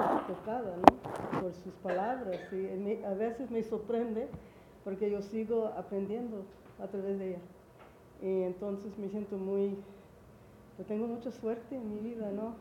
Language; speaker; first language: Spanish; early bilingual, heritage; English